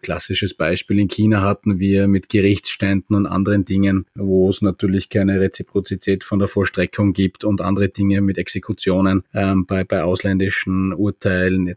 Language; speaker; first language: German; native; German